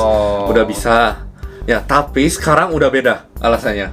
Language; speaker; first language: Indonesian; early bilingual, other home language; Korean